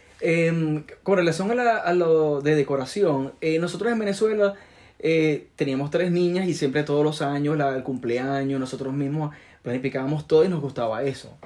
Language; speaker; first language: Spanish; native; Spanish